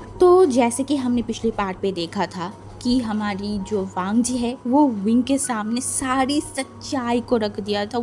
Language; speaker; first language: Hindi; non-native, fluent; Bangla